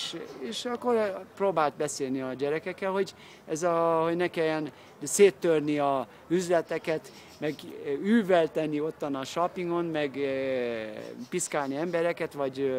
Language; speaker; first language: Hungarian; early bilingual, heritage; Hungarian